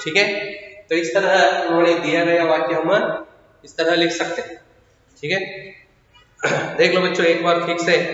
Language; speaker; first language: Hindi; non-native, local second language; Kannada